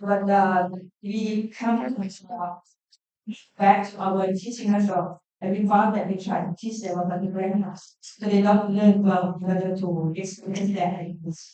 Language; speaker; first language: English; non-native, learner; Thai